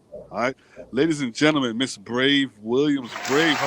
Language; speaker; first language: English; native; English